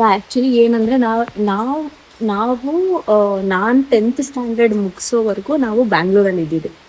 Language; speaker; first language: Kannada; non-native, local second language; Tulu